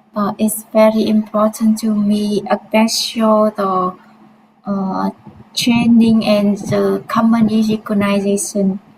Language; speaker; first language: English; non-native, learner; Vietnamese